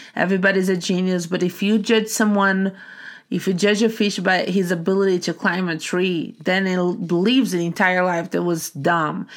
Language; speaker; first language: English; non-native, fluent; Portuguese